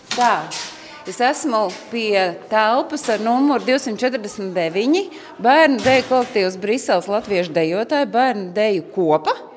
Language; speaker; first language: Latvian; native; Latvian